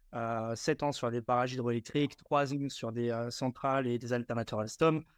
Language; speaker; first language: French; native; French